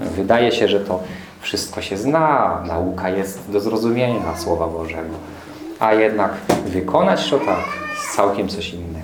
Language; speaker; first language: Polish; non-native, fluent; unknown